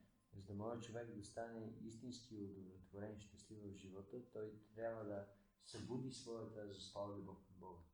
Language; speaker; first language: Bulgarian; native; Bulgarian